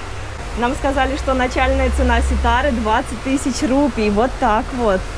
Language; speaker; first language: Russian; native; Russian